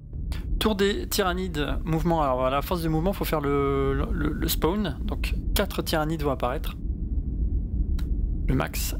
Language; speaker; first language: French; native; French